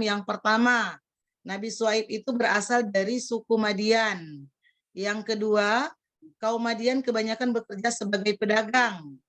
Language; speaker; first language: Indonesian; native; Indonesian